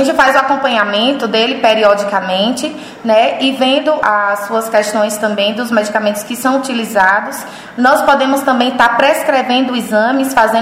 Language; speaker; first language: Portuguese; native; Portuguese